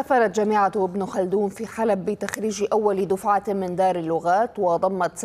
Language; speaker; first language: Arabic; native; Arabic